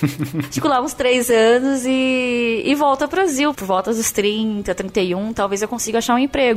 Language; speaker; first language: Portuguese; native; Portuguese